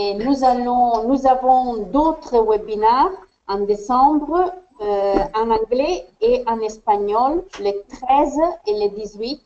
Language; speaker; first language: French; non-native, fluent; Spanish